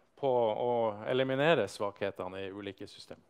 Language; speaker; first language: Norwegian; native; Norwegian